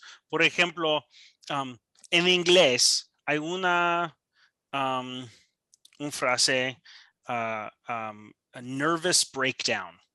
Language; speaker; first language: Spanish; non-native, learner; English